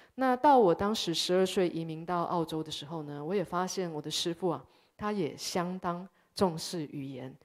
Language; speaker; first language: Chinese; early bilingual, heritage; Chinese